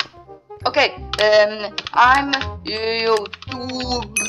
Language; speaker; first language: English; non-native, learner; Italian